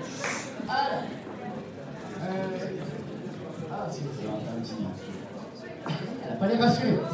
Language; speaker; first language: French; native; French